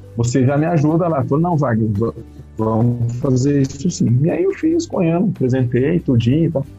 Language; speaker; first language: Portuguese; native; Portuguese